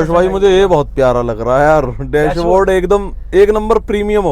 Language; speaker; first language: Hindi; native; Hindi